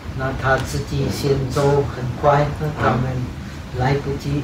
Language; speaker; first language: Chinese; non-native, fluent; Czech